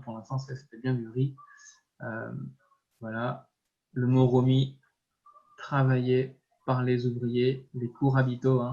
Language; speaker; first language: French; native; French